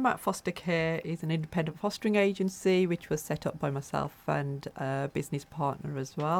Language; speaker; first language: English; native; English